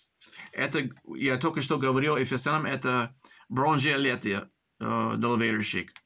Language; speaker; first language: Russian; early bilingual, heritage; English